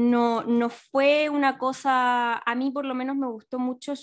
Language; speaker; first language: Spanish; native; Spanish